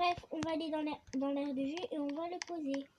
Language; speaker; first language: French; native; French